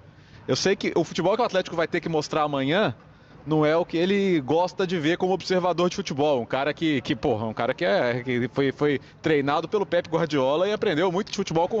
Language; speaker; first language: Portuguese; native; Portuguese